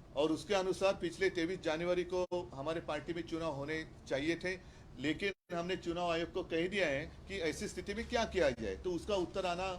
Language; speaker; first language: Hindi; non-native, local second language; Marathi